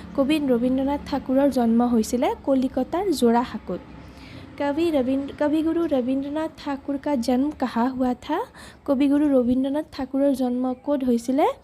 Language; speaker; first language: Hindi; non-native, local second language; Assamese